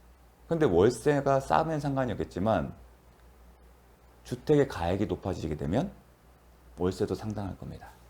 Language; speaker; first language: Korean; native; Korean